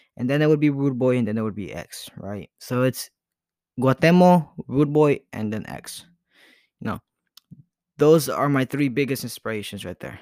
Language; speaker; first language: English; early bilingual, other home language; Spanish